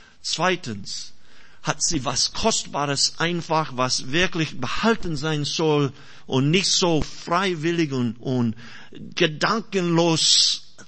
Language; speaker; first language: German; non-native, fluent; English